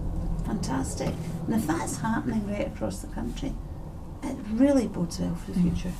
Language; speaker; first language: English; native; English